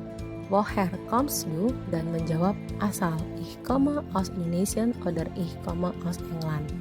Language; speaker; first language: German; non-native, fluent; Indonesian